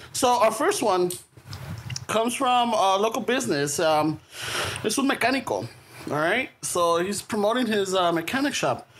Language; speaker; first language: English; early bilingual, other home language; Spanish